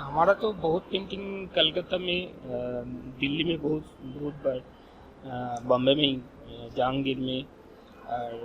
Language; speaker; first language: Hindi; non-native, local second language; Bangla